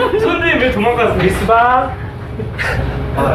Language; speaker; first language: Korean; native; Korean